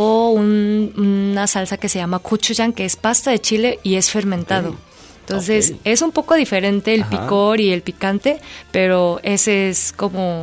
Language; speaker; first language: Spanish; non-native, fluent; Korean